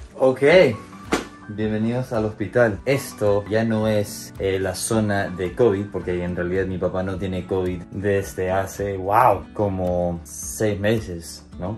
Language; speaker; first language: Spanish; non-native, fluent; English